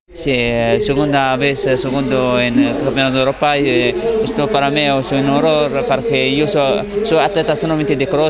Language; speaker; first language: Spanish; non-native, fluent; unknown